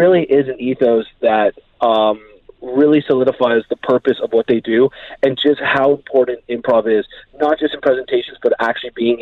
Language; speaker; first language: English; native; English